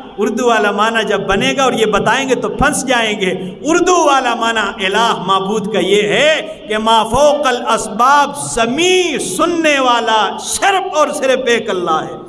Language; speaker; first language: Urdu; non-native, local second language; Pashto